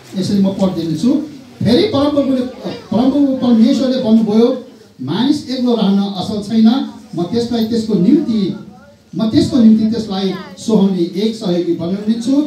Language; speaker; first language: Nepali; non-native, local second language; Sherpa